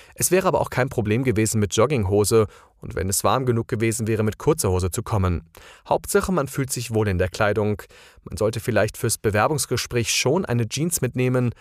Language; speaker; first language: German; native; German